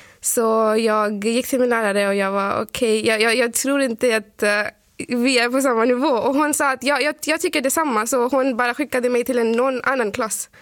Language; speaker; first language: Swedish; non-native, fluent; Urdu